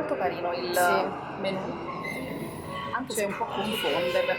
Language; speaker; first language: Italian; native; Italian